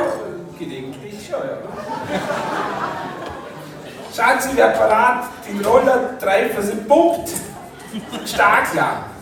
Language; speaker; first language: German; native; German